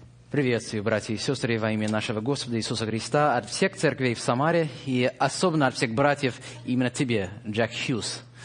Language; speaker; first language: Russian; non-native, fluent; English